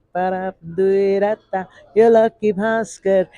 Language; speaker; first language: English; non-native, local second language; Tamil